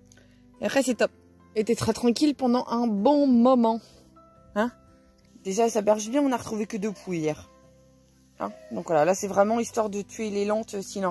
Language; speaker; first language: French; native; French